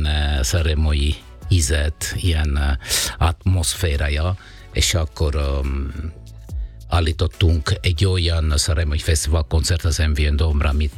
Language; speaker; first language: Hungarian; non-native, fluent; Italian